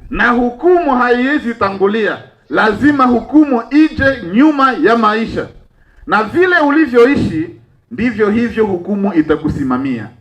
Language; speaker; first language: Swahili; non-native, local second language; Nande